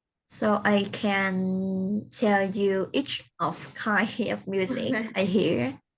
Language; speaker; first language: English; non-native, learner; Vietnamese